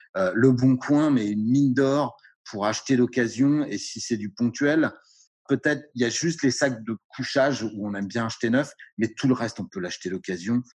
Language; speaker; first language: French; native; French